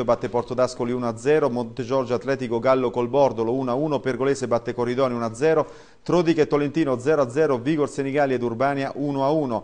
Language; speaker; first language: Italian; native; Italian